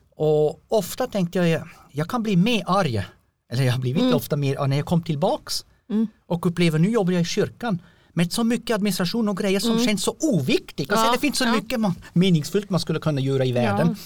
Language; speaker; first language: Swedish; non-native, fluent; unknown